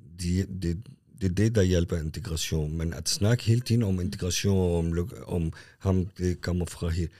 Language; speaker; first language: Danish; non-native, fluent; Arabic